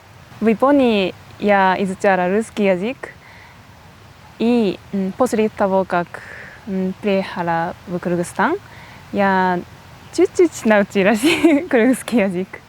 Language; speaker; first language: Russian; non-native, learner; Japanese